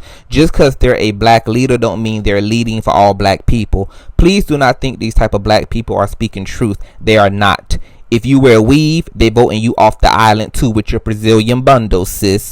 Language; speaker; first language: English; native; English